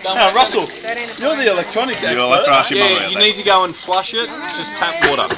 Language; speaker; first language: English; native; English